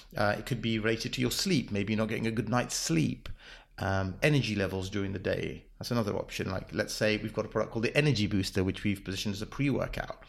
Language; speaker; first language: English; native; English